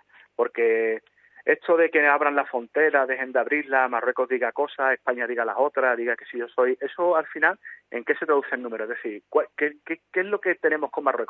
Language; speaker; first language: Spanish; native; Spanish